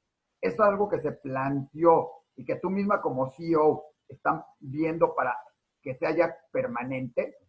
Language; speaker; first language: Spanish; native; Spanish